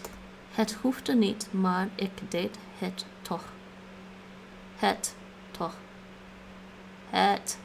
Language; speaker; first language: Dutch; non-native, learner; English